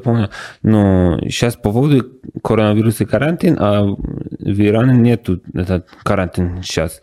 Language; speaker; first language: Russian; non-native, learner; Persian